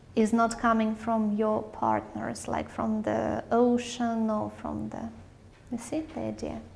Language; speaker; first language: English; non-native, fluent; Russian